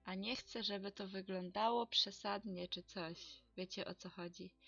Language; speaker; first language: Polish; native; Polish